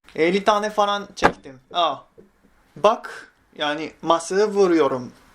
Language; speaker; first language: Turkish; non-native, fluent; Japanese